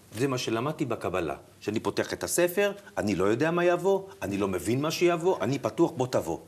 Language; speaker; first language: Hebrew; native; Hebrew